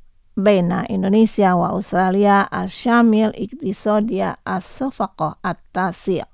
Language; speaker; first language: Arabic; non-native, fluent; Indonesian